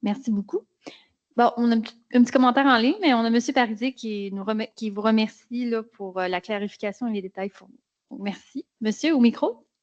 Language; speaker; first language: French; native; French